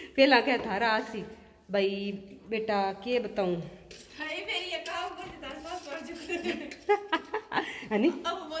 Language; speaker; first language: Hindi; native; Hindi